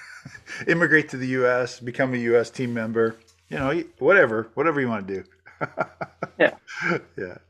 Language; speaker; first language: English; native; English